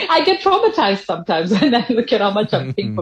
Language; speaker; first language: English; non-native, local second language; Tswana